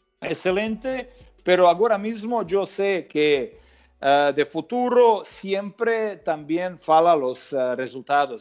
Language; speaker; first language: Spanish; non-native, fluent; Croatian